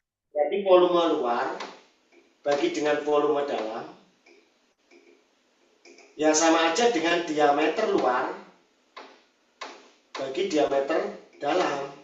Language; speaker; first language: Indonesian; native; Indonesian